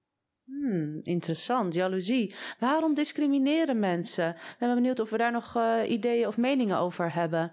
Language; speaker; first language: Dutch; native; Dutch